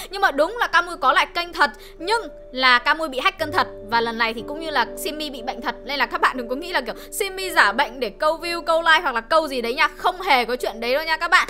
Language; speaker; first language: Vietnamese; native; Vietnamese